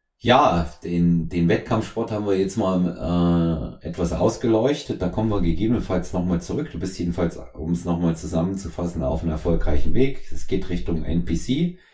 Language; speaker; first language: German; native; German